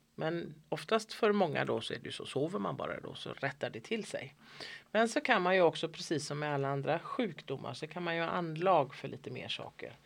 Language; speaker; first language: Swedish; native; Swedish